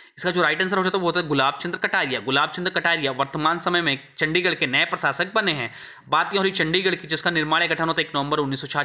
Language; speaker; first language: Hindi; native; Hindi